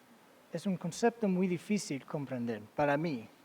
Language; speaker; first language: Spanish; non-native, fluent; English